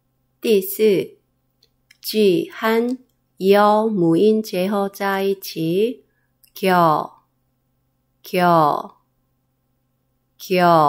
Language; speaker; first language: Chinese; non-native, fluent; Korean